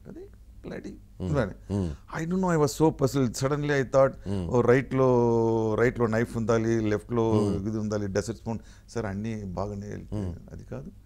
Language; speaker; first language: Telugu; non-native, learner; Tamil